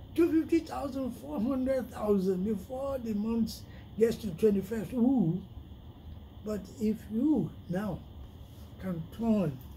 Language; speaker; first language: English; non-native, local second language; Yoruba